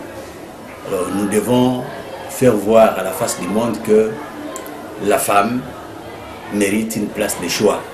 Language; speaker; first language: French; native; French